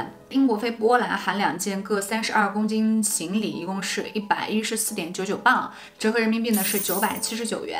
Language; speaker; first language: Chinese; native; Chinese